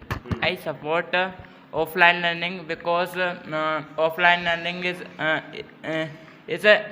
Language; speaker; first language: English; non-native, learner; Hindi